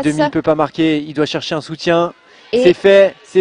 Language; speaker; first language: French; native; French